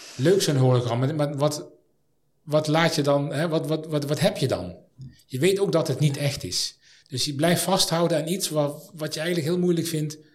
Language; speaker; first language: Dutch; native; Dutch